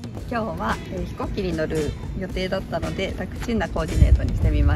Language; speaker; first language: Japanese; native; Japanese